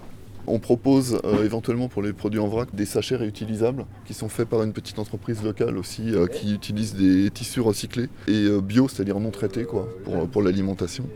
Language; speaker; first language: French; native; French